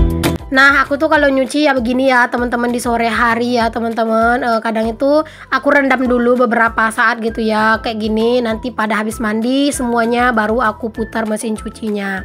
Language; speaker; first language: Indonesian; native; Indonesian